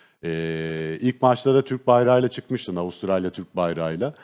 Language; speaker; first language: Turkish; native; Turkish